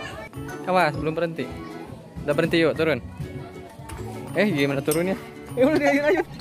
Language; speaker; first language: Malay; non-native, local second language; Sundanese